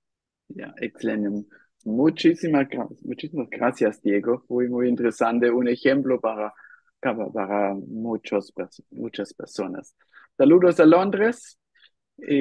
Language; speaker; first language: Spanish; non-native, fluent; German